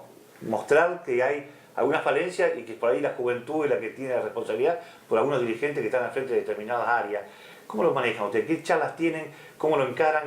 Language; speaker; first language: Spanish; native; Spanish